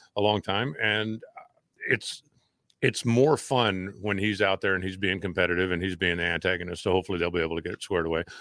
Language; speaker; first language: English; native; English